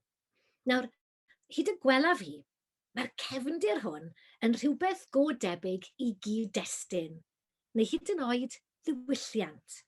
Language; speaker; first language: Welsh; native; Welsh